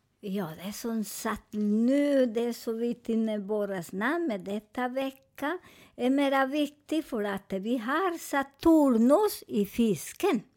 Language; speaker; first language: Swedish; non-native, fluent; Spanish